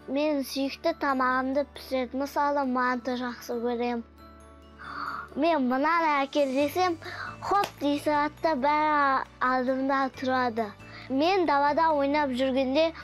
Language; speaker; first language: Kazakh; non-native, local second language; Russian